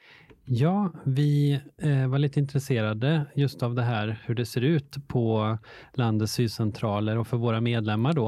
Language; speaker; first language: Swedish; native; Swedish